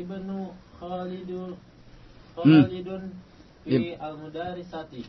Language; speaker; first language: Arabic; non-native, learner; Indonesian